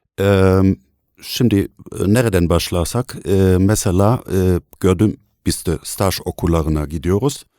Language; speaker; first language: Turkish; non-native, fluent; German